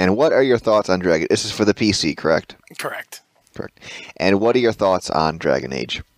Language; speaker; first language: English; native; English